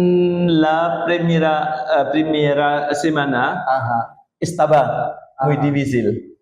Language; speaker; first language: Spanish; non-native, learner; Indonesian